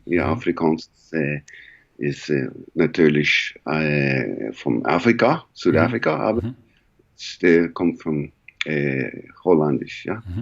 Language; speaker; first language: German; non-native, learner; English